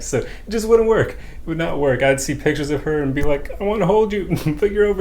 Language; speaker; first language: English; native; English